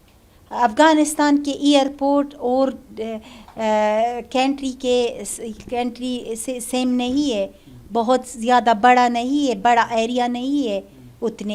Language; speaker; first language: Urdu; non-native, learner; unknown